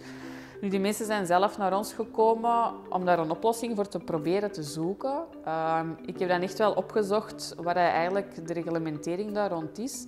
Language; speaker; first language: Dutch; native; Dutch